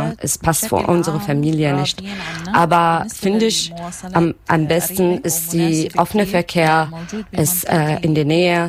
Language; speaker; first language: German; non-native, local second language; Arabic